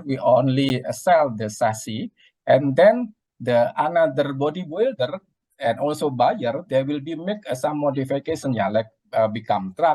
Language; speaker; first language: English; non-native, learner; Indonesian